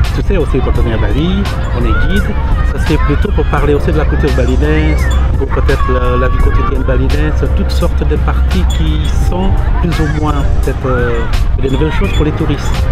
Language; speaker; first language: French; non-native, fluent; Balinese